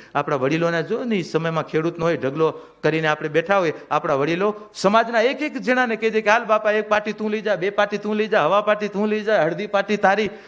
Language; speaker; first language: Gujarati; non-native, local second language; Kachhi